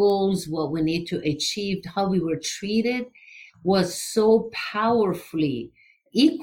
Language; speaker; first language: English; non-native, fluent; Persian